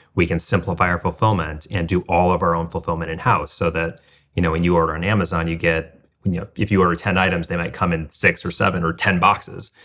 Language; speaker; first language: English; native; English